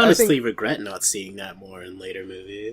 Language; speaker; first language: English; native; English